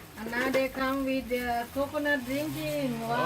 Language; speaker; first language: English; non-native, learner; Thai